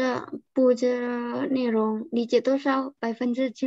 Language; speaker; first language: Chinese; non-native, fluent; Indonesian